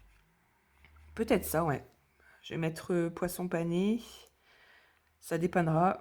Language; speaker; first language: French; native; French